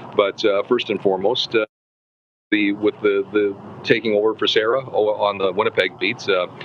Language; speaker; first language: English; native; English